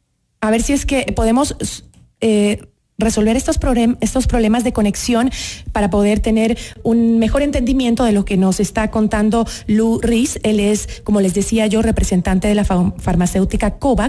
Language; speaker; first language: Spanish; native; Spanish